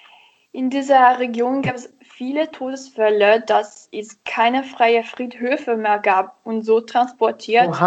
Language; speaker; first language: German; non-native, learner; Italian